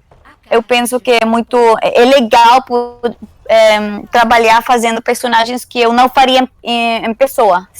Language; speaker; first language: Portuguese; non-native, learner; Spanish